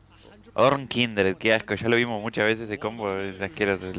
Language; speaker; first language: Spanish; native; Spanish